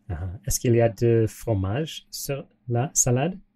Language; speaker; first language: French; non-native, learner; English